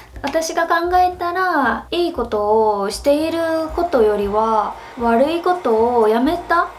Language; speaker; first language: Japanese; non-native, fluent; Korean